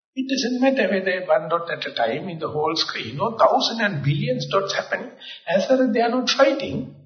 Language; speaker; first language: English; non-native, local second language; Sinhala